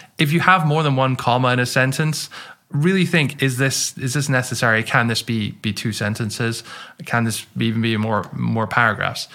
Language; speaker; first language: English; native; English